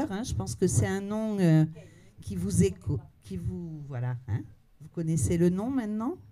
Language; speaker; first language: French; native; French